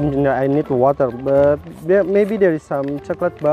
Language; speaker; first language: English; non-native, fluent; Indonesian